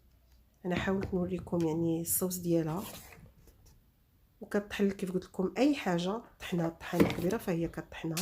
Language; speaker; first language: Arabic; native; Arabic